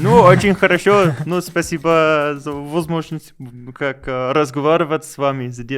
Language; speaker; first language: Russian; non-native, learner; English